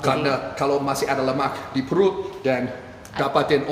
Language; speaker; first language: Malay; non-native, fluent; English